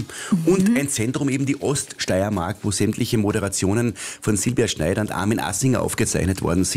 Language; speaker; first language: German; native; German